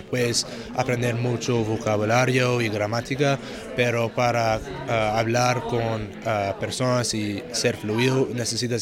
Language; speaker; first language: Spanish; non-native, learner; English